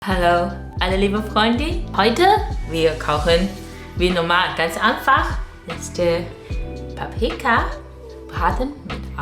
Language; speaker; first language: German; non-native, learner; Chinese